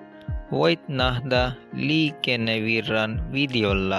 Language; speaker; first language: Finnish; non-native, learner; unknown